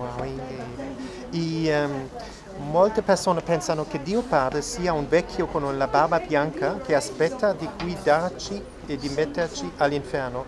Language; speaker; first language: Italian; non-native, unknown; Croatian